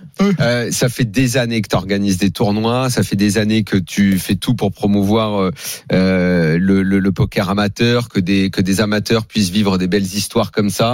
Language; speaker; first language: French; native; French